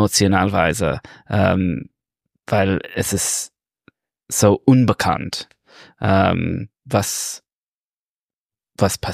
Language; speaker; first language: German; non-native, learner; English